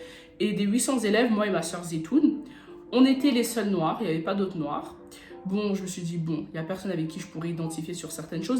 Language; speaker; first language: French; native; French